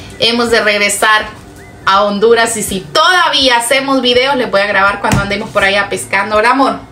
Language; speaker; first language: Spanish; native; Spanish